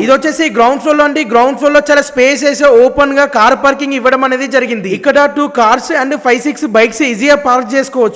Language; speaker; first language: Telugu; native; Telugu